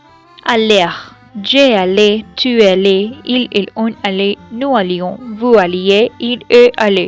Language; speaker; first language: French; non-native, learner; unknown